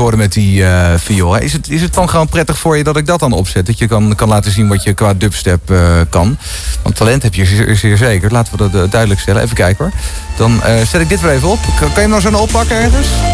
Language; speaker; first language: Dutch; native; Dutch